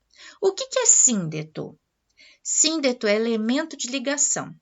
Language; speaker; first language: Portuguese; native; Portuguese